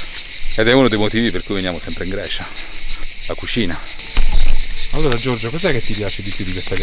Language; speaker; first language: Italian; native; Italian